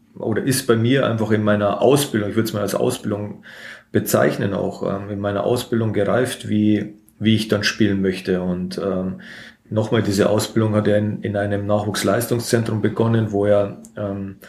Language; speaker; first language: German; native; German